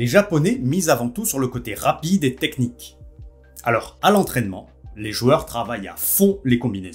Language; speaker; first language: French; native; French